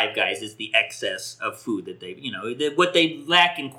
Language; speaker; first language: English; native; English